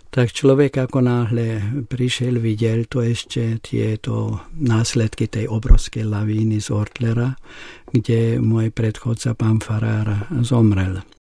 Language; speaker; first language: Slovak; non-native, local second language; Hungarian